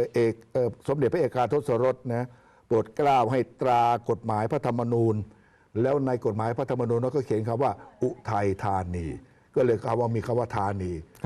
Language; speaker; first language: Thai; native; Thai